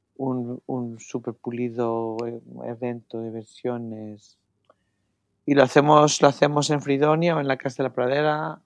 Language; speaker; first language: Spanish; non-native, fluent; Greek